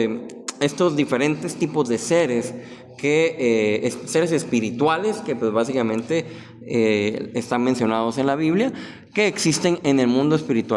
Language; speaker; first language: Spanish; native; Spanish